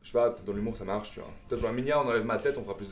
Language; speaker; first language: French; native; French